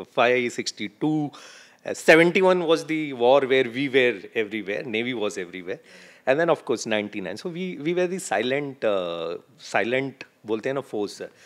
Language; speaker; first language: Hindi; non-native, local second language; Malayalam